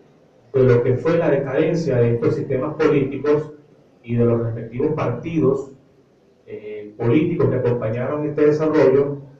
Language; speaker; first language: Spanish; native; Spanish